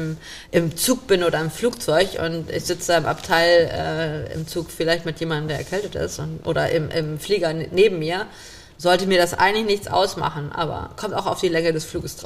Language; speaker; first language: German; native; German